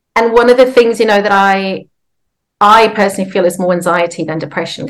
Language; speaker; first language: English; native; English